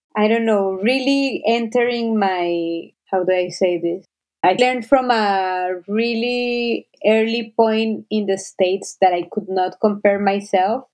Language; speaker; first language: English; non-native, fluent; Spanish